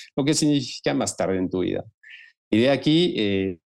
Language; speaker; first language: Spanish; non-native, fluent; French